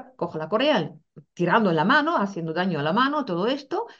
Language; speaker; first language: Spanish; non-native, fluent; Dutch